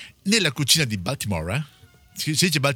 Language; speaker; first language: Italian; native; Italian